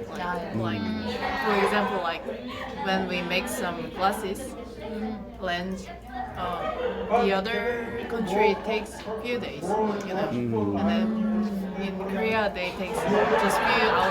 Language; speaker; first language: English; non-native, learner; Korean